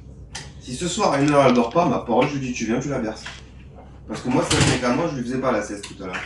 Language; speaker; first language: French; native; French